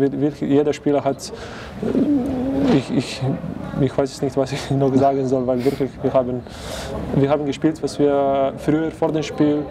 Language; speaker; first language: German; non-native, fluent; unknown